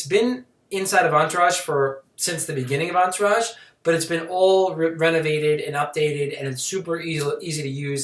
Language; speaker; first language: English; native; English